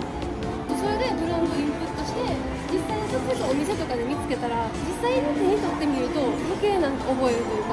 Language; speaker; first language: Japanese; native; Japanese